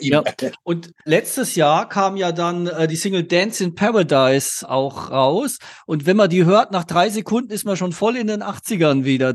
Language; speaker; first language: German; native; German